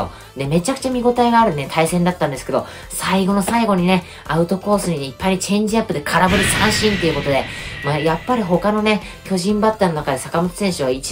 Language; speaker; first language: Japanese; native; Japanese